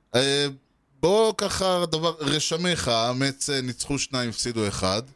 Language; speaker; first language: Hebrew; native; Hebrew